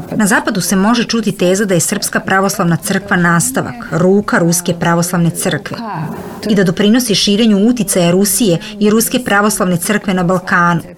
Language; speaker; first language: Serbian; native; Serbian